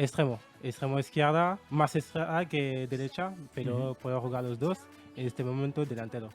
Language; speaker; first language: Spanish; non-native, learner; French